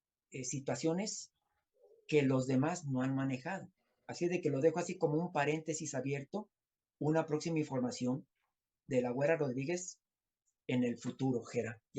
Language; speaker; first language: Spanish; native; Spanish